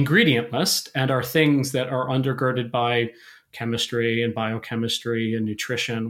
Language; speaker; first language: English; native; English